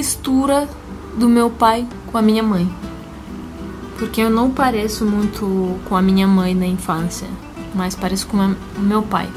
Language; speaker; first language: Portuguese; non-native, fluent; Russian